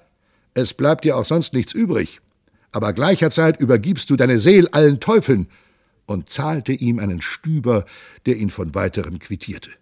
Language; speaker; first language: German; native; German